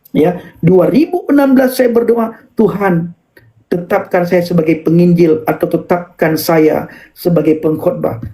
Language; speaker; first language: Indonesian; non-native, local second language; Achinese